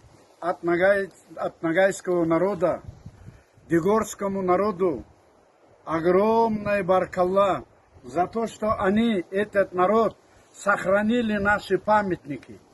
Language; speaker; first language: Russian; non-native, local second language; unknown